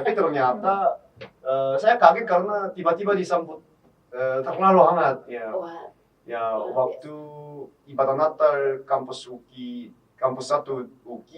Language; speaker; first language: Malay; non-native, fluent; Korean